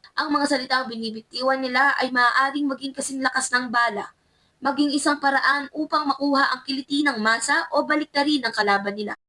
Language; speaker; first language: Filipino; native; Filipino